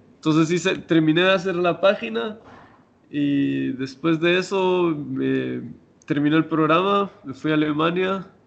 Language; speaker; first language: Spanish; native; Spanish